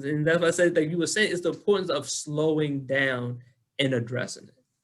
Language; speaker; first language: English; native; English